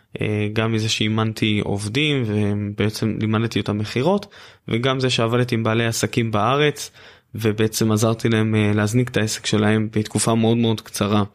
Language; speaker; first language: Hebrew; native; Hebrew